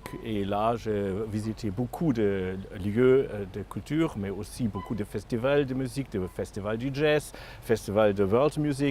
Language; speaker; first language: French; non-native, fluent; German